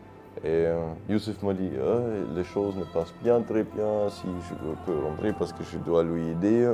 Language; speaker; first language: French; non-native, learner; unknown